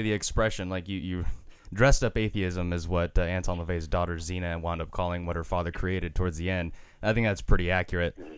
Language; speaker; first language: English; native; English